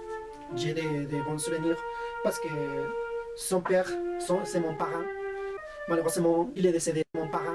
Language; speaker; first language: French; non-native, fluent; Spanish